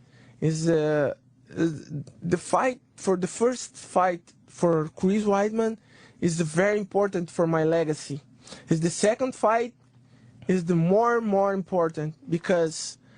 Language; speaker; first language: English; non-native, learner; Portuguese